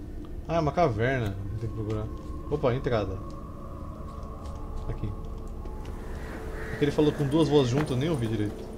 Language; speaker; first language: Portuguese; native; Portuguese